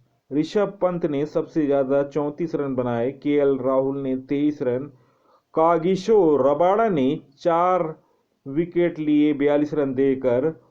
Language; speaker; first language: Hindi; native; Hindi